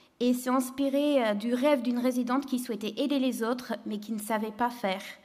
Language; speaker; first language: French; non-native, fluent; English